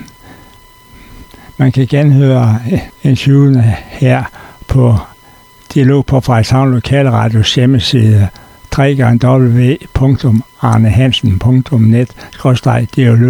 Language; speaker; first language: Danish; native; Danish